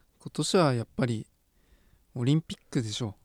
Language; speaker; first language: Japanese; native; Japanese